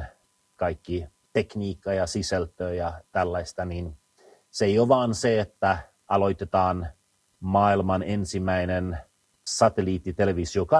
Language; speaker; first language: Finnish; early bilingual, heritage; Finnish